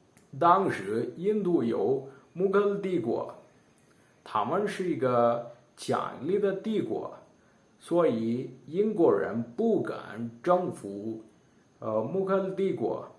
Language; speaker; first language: Chinese; non-native, learner; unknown